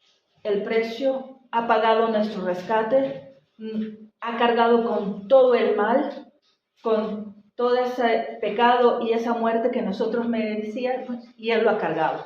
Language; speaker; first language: Spanish; native; Spanish